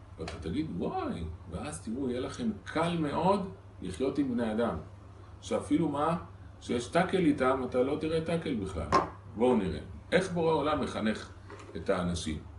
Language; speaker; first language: Hebrew; native; Hebrew